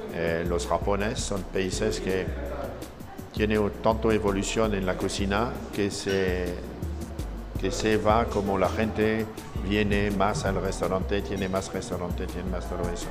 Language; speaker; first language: Spanish; non-native, fluent; French